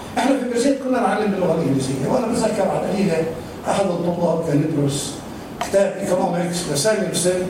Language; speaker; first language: Arabic; native; Arabic